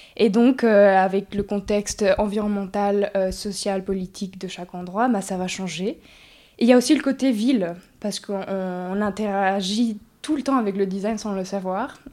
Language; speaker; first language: French; early bilingual, other home language; Spanish